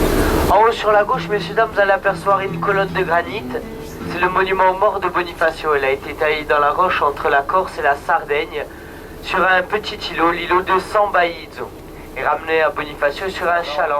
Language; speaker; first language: French; native; French